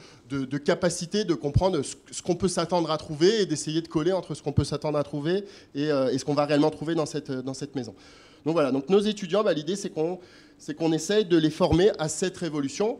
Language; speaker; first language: French; native; French